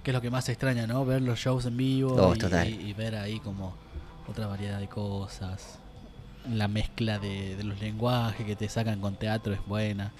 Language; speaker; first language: Spanish; native; Spanish